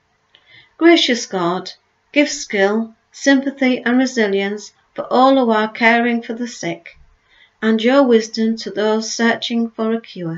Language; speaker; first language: English; native; English